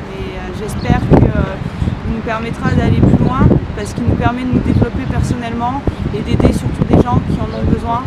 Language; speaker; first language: French; native; French